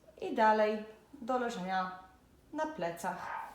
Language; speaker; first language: Polish; native; Polish